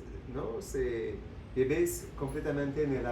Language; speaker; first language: Spanish; non-native, learner; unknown